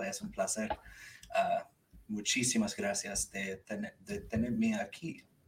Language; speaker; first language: Spanish; early bilingual, other home language; English